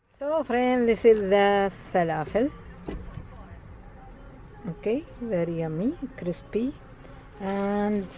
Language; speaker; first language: English; non-native, learner; Arabic